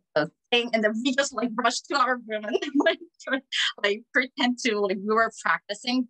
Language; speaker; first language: English; non-native, fluent; Korean